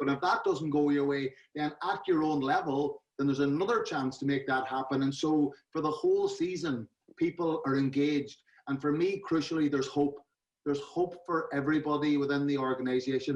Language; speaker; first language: English; native; English